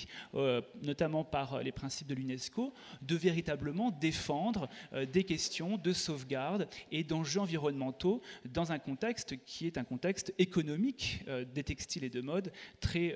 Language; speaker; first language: French; native; French